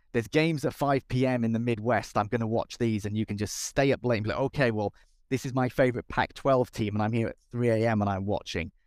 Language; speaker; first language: English; native; English